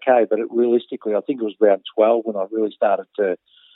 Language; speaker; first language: English; native; English